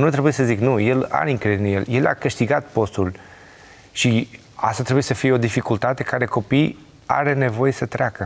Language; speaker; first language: Romanian; non-native, learner; Portuguese